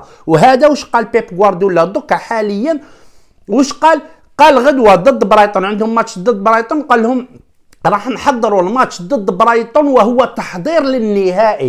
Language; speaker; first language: Arabic; native; Arabic